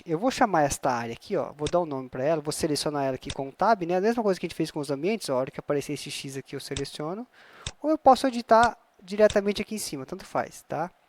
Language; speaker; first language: Portuguese; native; Portuguese